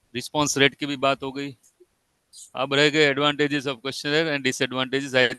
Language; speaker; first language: Hindi; non-native, local second language; Gujarati